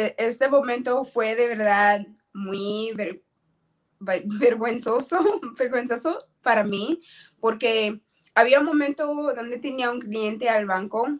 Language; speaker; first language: Spanish; non-native, learner; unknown